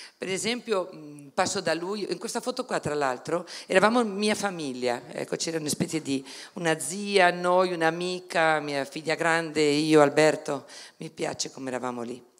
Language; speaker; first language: Italian; non-native, fluent; Spanish